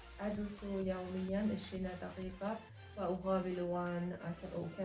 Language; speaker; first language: Arabic; non-native, learner; Azerbaijani